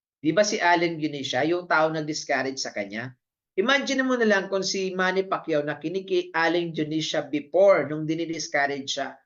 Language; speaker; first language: Filipino; non-native, local second language; Bikol